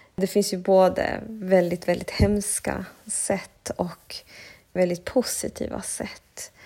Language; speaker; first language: Swedish; early bilingual, other home language; Spanish